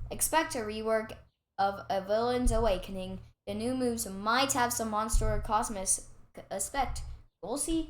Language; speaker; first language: English; native; English